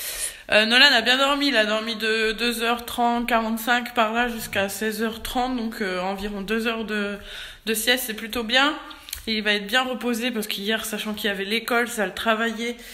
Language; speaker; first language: French; native; French